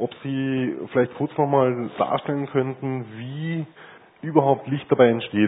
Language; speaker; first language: German; native; German